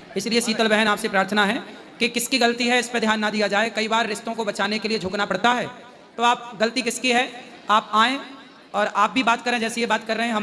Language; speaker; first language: Hindi; native; Hindi